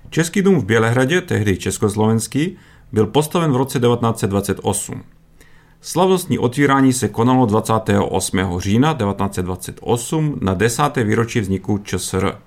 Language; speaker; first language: Czech; early bilingual, heritage; Czech